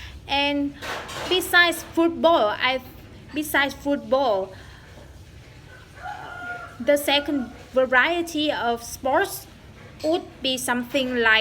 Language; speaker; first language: English; non-native, learner; Vietnamese